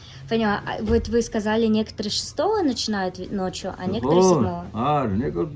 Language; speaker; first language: Russian; native; Russian